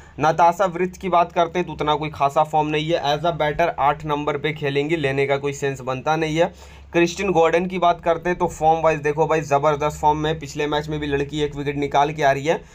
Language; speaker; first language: Hindi; native; Hindi